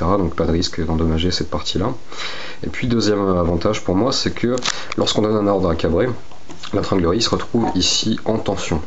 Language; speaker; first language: French; native; French